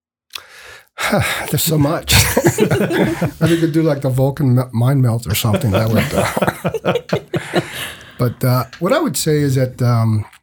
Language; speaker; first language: English; early bilingual, other home language; Spanish